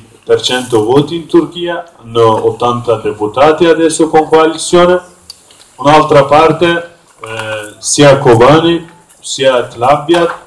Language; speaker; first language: Italian; non-native, learner; Kurdish